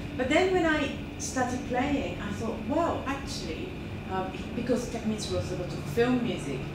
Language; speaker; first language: English; non-native, fluent; Japanese